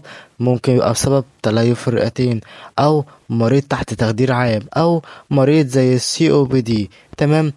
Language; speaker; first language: Arabic; native; Arabic